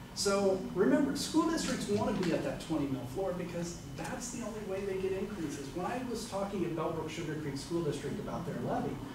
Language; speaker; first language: English; native; English